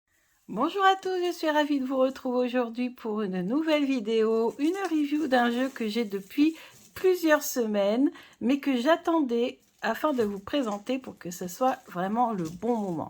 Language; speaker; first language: French; native; French